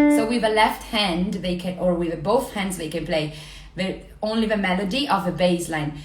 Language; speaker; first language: English; non-native, fluent; Italian